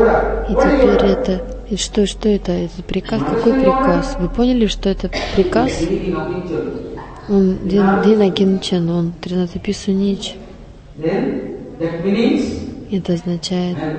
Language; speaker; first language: Russian; non-native, learner; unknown